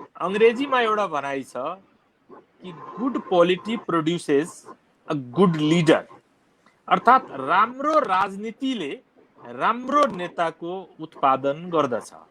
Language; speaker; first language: Nepali; non-native, local second language; Maithili